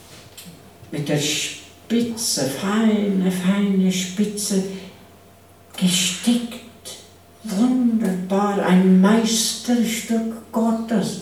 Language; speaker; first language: German; non-native, fluent; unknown